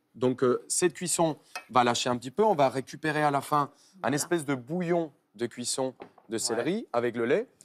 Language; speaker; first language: French; non-native, fluent; Spanish